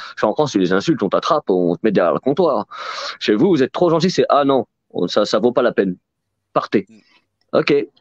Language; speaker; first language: French; native; French